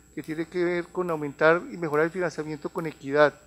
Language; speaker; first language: Spanish; native; Spanish